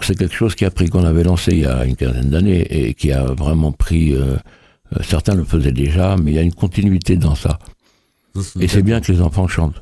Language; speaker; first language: French; native; French